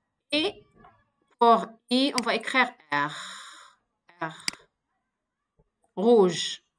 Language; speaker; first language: French; non-native, local second language; Arabic